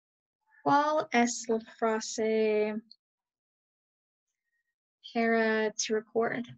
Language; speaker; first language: Spanish; non-native, learner; English